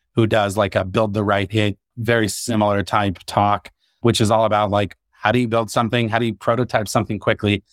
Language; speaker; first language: English; native; English